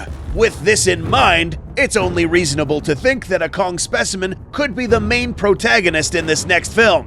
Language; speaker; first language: English; native; English